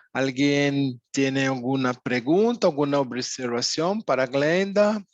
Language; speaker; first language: Spanish; non-native, fluent; Portuguese